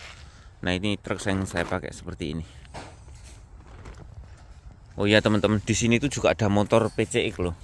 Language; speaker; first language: Indonesian; non-native, local second language; Javanese